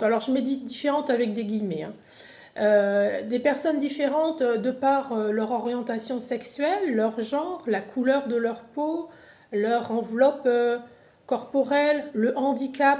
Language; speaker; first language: French; native; French